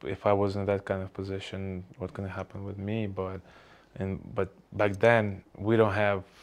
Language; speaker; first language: English; non-native, learner; Russian